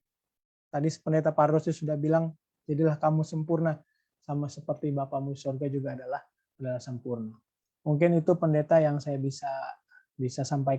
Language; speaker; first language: Indonesian; native; Indonesian